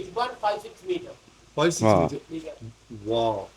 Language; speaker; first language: English; non-native, learner; Turkish